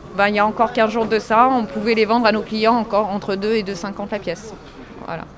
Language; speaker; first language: French; native; French